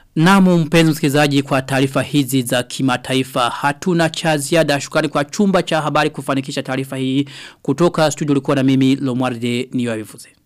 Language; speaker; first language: Swahili; non-native, local second language; Rundi